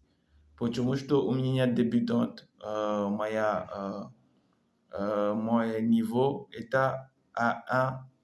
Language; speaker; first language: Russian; non-native, learner; French